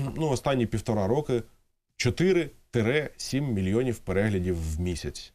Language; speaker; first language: Ukrainian; native; Ukrainian